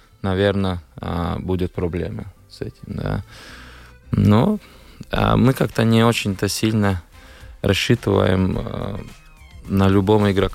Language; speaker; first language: Russian; non-native, local second language; Latvian